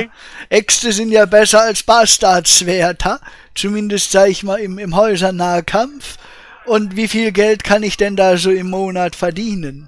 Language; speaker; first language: German; native; German